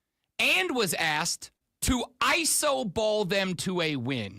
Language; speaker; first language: English; native; English